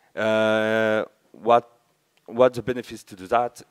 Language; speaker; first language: English; non-native, learner; French